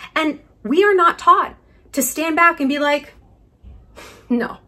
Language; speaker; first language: English; native; English